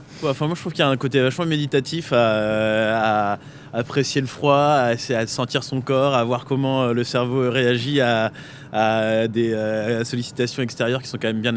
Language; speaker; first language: French; native; French